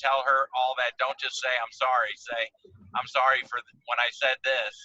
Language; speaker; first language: English; native; English